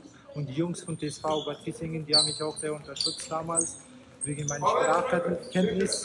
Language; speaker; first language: German; non-native, fluent; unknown